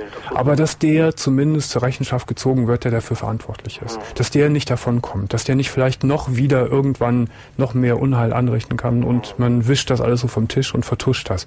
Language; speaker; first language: German; native; German